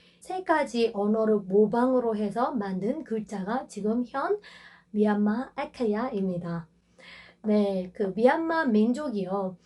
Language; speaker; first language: Korean; non-native, fluent; Burmese